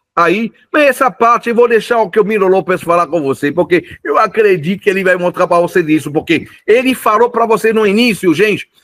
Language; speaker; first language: Portuguese; non-native, fluent; French